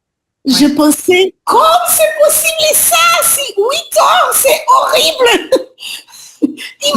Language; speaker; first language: French; non-native, learner; Portuguese